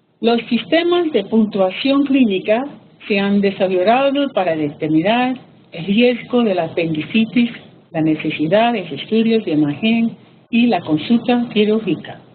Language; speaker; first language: Spanish; early bilingual, heritage; Spanish